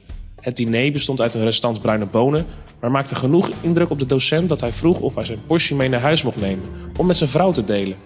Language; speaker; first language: Dutch; native; Dutch